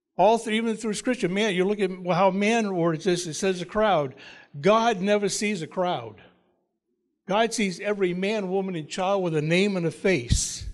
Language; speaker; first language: English; native; English